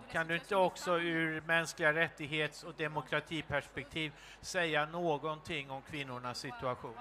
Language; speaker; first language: Swedish; native; Swedish